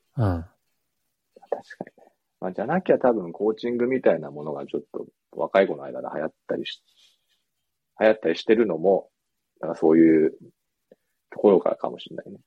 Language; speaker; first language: Japanese; early bilingual, other home language; English